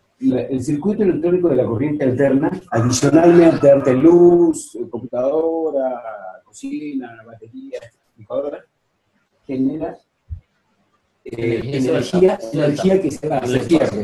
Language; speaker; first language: Spanish; native; Spanish